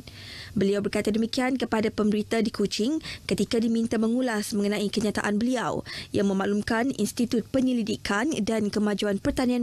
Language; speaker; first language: Malay; native; Malay